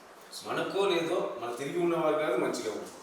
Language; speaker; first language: Telugu; non-native, learner; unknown